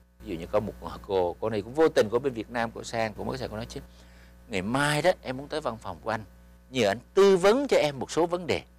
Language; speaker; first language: Vietnamese; native; Vietnamese